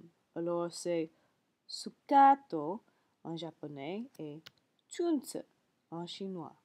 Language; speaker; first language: French; non-native, learner; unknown